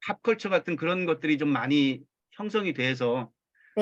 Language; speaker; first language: Korean; native; Korean